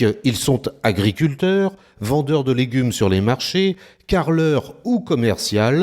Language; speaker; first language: French; native; French